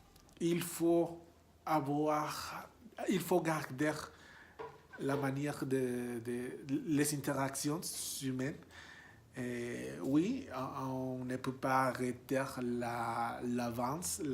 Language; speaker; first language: French; non-native, learner; Spanish